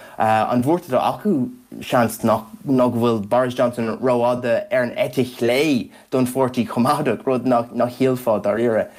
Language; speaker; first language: Irish; native; Irish